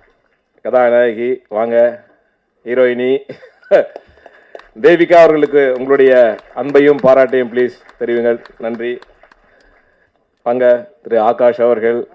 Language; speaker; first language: Tamil; native; Tamil